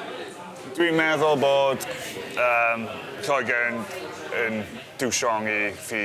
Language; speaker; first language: Welsh; non-native, local second language; English